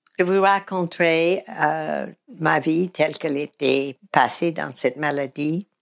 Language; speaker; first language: French; non-native, fluent; English